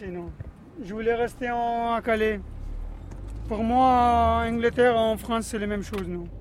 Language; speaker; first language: French; non-native, learner; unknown